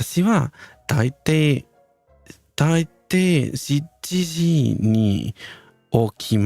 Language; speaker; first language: Japanese; non-native, learner; Spanish